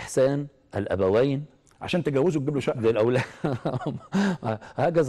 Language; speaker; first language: Arabic; native; Arabic